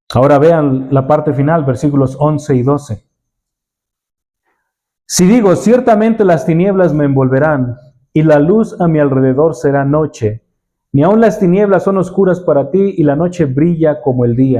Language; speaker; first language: Spanish; native; Spanish